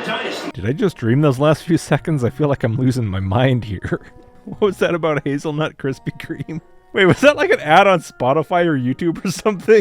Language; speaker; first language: English; native; English